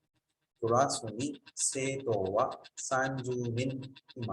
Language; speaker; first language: Japanese; non-native, fluent; Urdu